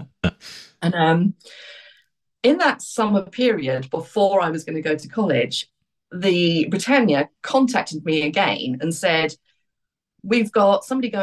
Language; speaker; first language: English; native; English